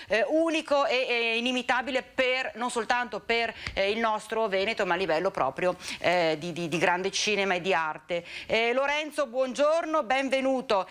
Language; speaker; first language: Italian; native; Italian